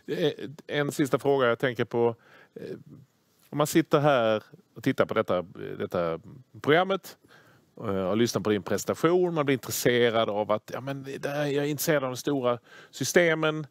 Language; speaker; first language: Swedish; native; Swedish